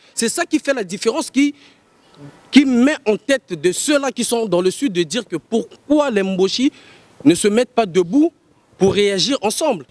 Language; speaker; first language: French; non-native, local second language; Lingala